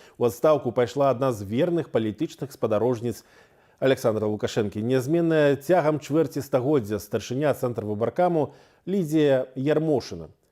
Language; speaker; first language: Belarusian; native; Belarusian